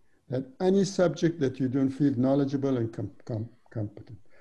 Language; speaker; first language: English; non-native, fluent; Persian